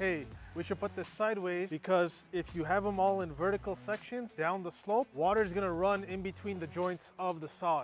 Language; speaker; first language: English; native; English